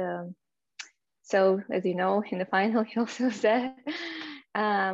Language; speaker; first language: English; non-native, fluent; Russian